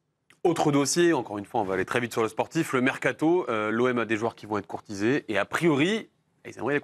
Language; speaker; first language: French; native; French